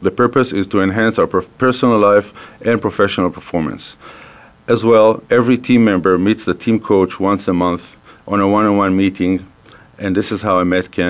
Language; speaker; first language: English; non-native, fluent; Hebrew